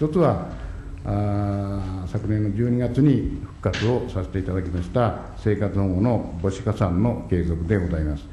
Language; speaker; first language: Japanese; native; Japanese